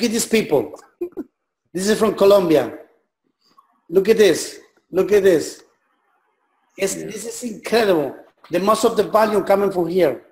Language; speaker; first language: English; non-native, learner; Spanish